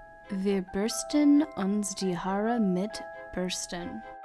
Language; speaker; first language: German; non-native, learner; English